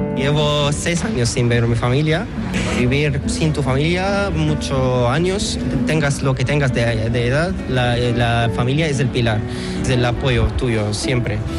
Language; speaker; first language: Spanish; non-native, fluent; Arabic